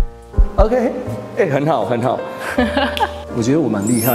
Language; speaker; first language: Chinese; non-native, fluent; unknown